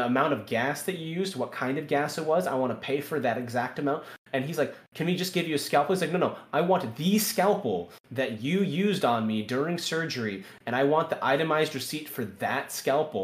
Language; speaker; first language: English; native; English